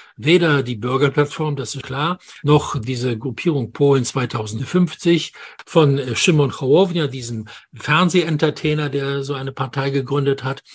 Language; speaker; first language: German; non-native, fluent; Polish